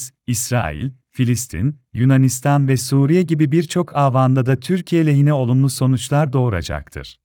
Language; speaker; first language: Turkish; native; Turkish